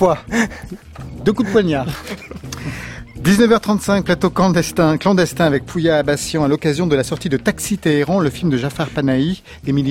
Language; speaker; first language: French; native; French